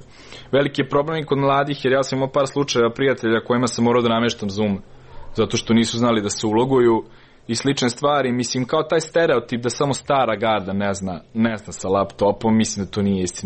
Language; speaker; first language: Serbian; native; Serbian